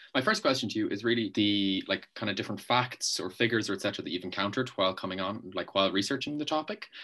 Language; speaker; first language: English; native; English